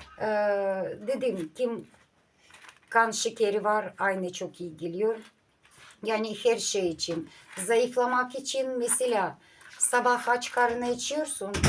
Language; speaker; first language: Turkish; non-native, learner; Russian